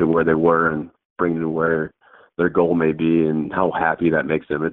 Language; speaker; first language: English; native; English